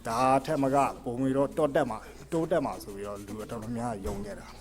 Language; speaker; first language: Burmese; non-native, fluent; English